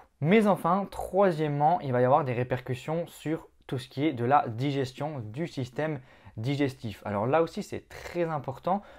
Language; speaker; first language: French; native; French